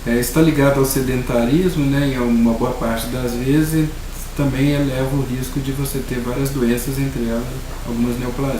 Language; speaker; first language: Portuguese; native; Portuguese